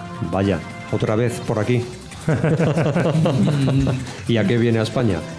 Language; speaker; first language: Spanish; native; Spanish